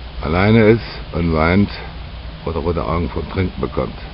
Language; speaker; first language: German; native; German